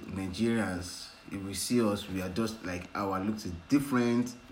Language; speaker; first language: English; non-native, local second language; Yoruba